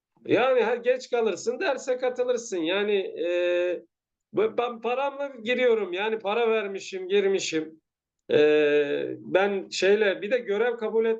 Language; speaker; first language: Turkish; native; Turkish